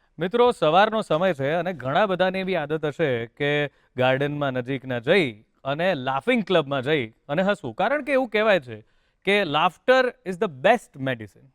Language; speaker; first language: Gujarati; native; Gujarati